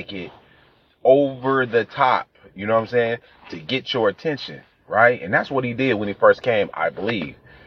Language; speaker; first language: English; native; English